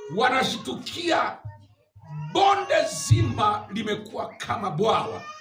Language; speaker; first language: Swahili; native; Swahili